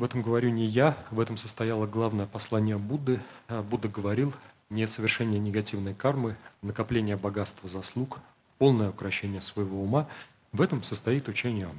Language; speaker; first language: Russian; native; Russian